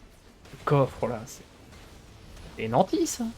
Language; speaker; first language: French; native; French